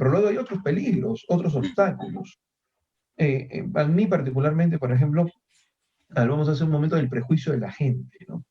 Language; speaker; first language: Spanish; native; Spanish